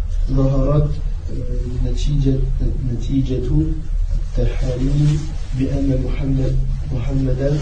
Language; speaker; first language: Arabic; non-native, learner; French